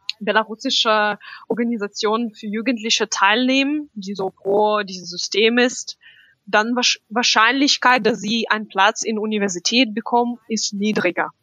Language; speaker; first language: German; non-native, fluent; Russian